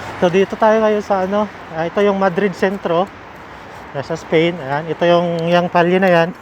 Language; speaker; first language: Filipino; native; Filipino